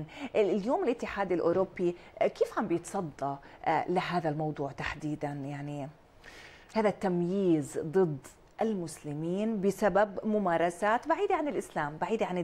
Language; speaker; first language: Arabic; native; Arabic